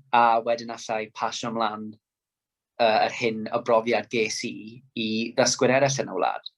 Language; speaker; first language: Welsh; non-native, local second language; English